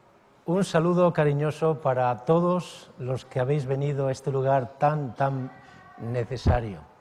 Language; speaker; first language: Spanish; native; Spanish